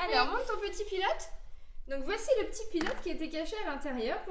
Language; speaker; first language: French; native; French